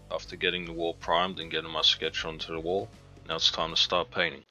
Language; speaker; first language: English; native; English